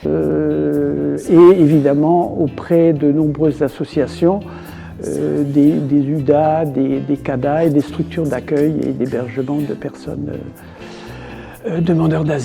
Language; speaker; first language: French; native; French